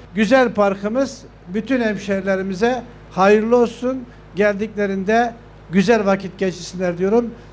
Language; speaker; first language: Turkish; native; Turkish